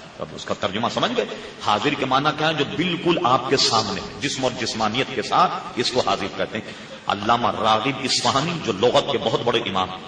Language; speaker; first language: Urdu; native; Urdu